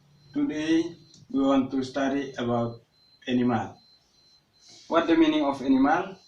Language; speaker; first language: English; non-native, learner; Indonesian